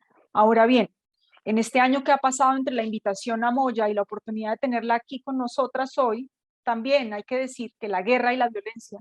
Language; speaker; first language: Spanish; native; Spanish